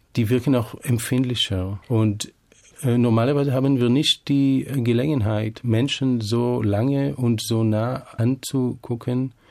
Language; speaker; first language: German; non-native, fluent; Hebrew